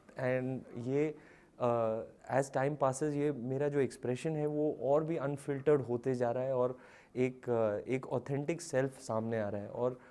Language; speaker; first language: Hindi; native; Hindi